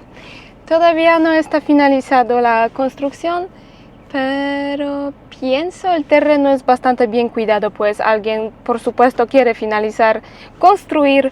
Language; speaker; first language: Spanish; non-native, learner; Polish